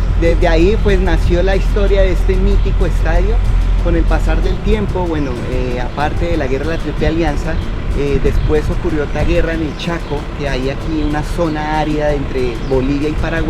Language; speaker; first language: Spanish; native; Spanish